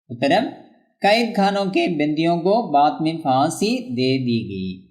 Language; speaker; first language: Hindi; non-native, local second language; Malayalam